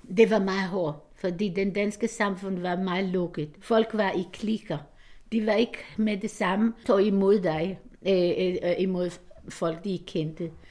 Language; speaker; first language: Danish; non-native, fluent; Hebrew